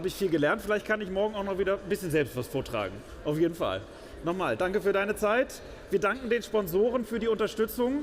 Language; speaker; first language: German; native; German